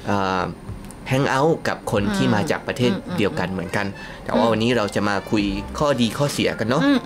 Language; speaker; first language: Thai; native; Thai